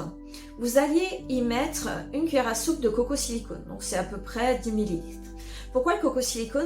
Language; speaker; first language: French; native; French